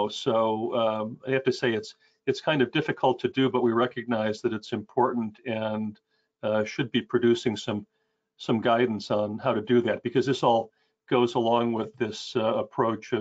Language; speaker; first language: English; native; English